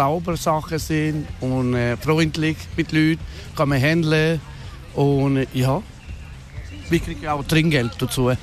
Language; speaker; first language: German; non-native, learner; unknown